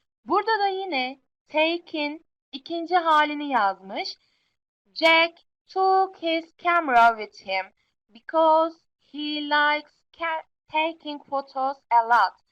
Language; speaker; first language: English; non-native, fluent; Turkish